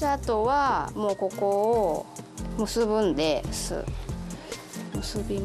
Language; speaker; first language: Japanese; native; Japanese